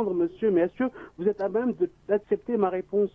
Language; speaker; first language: French; native; French